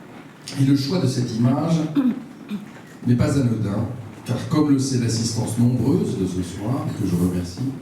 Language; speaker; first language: French; native; French